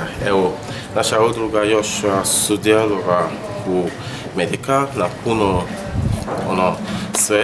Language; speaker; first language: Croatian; non-native, learner; Yoruba